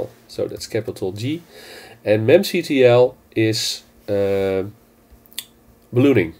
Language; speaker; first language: English; non-native, fluent; Dutch